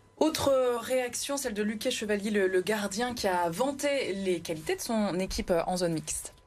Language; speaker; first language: French; native; French